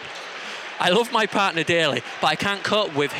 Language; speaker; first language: English; native; English